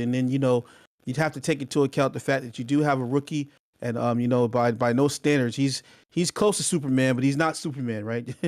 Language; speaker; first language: English; native; English